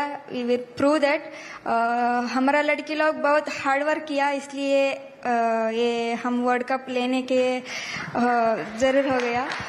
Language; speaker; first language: Hindi; non-native, local second language; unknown